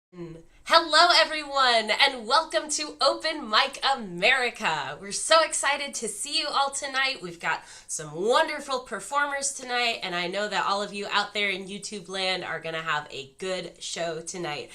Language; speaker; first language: English; native; English